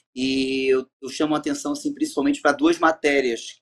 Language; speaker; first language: Portuguese; native; Portuguese